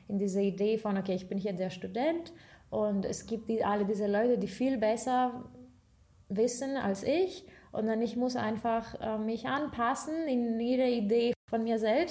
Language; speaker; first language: German; non-native, fluent; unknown